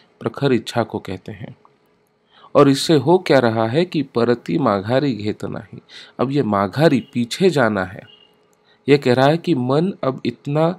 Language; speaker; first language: Hindi; non-native, local second language; Marathi